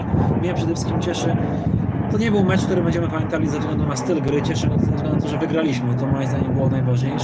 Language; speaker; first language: Polish; native; Polish